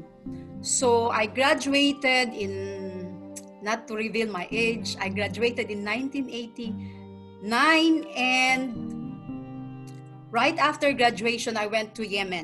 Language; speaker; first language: English; non-native, local second language; Tausug